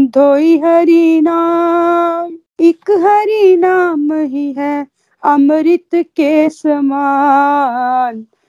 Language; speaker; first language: Hindi; native; Hindi